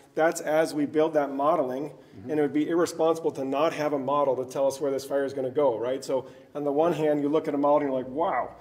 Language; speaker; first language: English; native; English